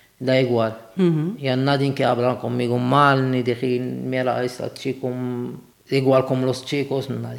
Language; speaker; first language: Spanish; non-native, learner; Arabic